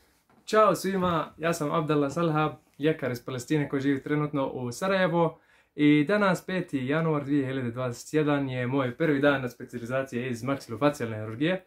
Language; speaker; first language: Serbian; non-native, learner; Arabic